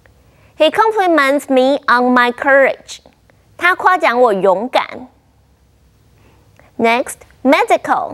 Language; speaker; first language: English; non-native, fluent; Chinese